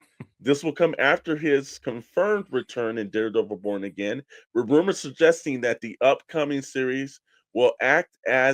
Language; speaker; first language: English; native; English